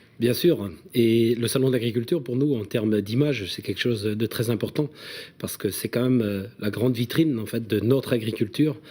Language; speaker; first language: French; native; French